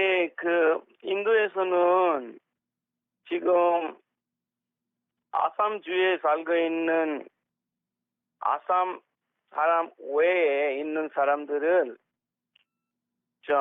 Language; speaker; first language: Korean; non-native, fluent; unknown